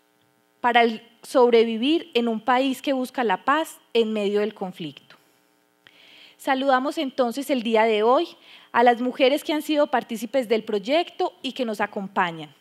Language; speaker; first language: Spanish; native; Spanish